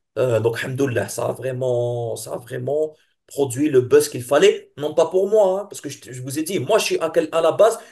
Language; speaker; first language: French; non-native, local second language; Arabic